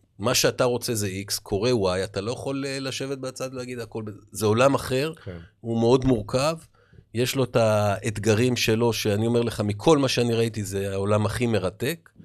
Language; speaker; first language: Hebrew; native; Hebrew